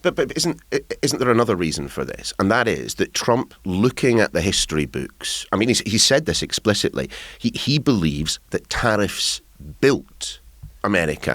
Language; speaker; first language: English; native; English